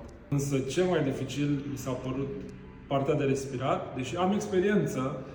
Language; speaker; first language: Romanian; native; Romanian